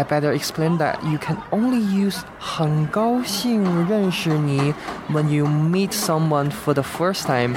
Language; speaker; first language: English; non-native, fluent; Chinese